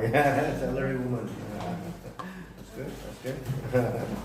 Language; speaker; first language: English; early bilingual, other home language; Korean